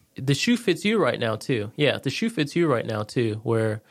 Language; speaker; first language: English; native; English